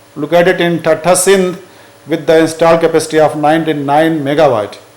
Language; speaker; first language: English; non-native, local second language; Urdu